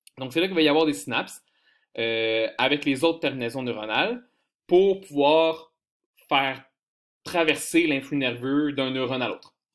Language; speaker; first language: French; native; French